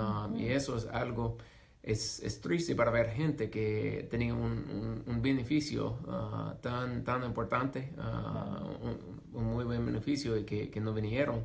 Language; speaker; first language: Spanish; non-native, fluent; English